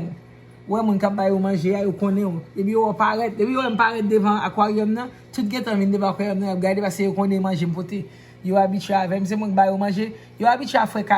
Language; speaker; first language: French; non-native, learner; Haitian Creole